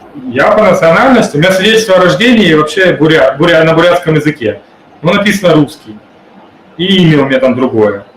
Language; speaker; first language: Russian; native; Russian